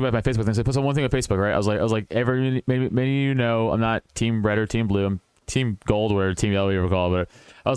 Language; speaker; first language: English; native; English